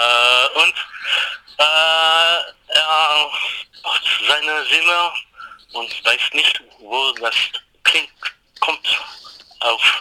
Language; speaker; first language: German; non-native, learner; English